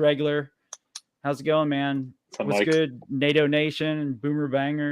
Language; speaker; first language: English; native; English